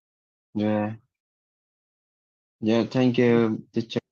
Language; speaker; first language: English; non-native, learner; Vietnamese